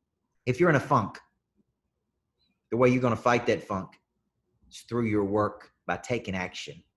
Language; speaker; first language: English; native; English